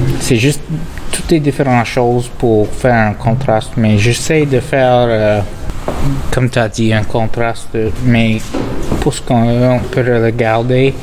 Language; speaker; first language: French; non-native, local second language; English